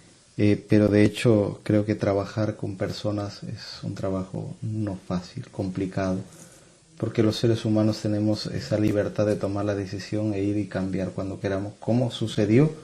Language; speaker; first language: Spanish; native; Spanish